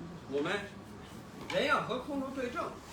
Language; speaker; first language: Chinese; native; Chinese